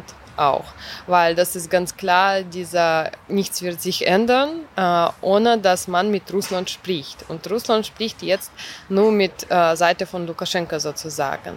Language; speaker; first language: German; non-native, fluent; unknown